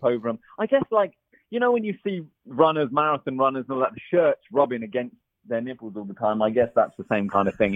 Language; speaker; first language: English; native; English